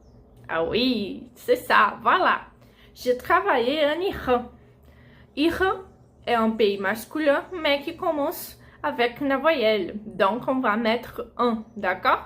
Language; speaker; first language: French; non-native, fluent; Portuguese